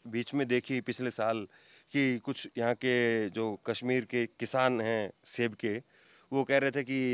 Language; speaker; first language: Hindi; native; Hindi